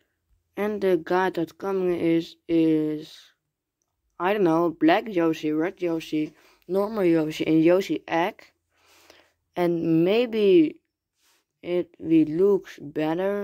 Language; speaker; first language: English; non-native, learner; Dutch